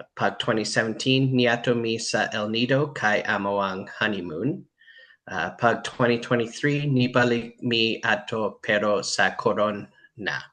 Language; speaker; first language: Cebuano; non-native, learner; English